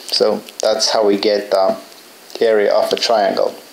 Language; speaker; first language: English; non-native, fluent; Lithuanian